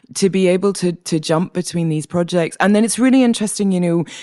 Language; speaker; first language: English; native; English